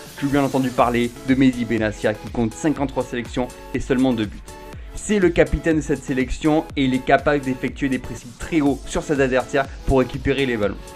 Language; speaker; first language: French; native; French